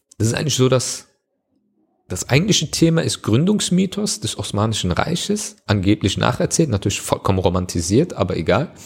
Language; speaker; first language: German; early bilingual, other home language; Turkish